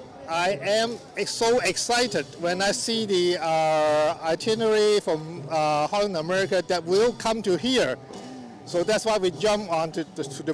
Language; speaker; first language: English; non-native, fluent; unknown